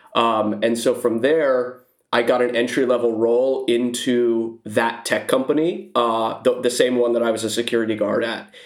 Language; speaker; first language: English; native; English